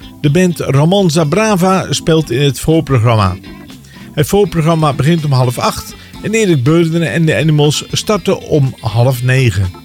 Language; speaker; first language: Dutch; native; Dutch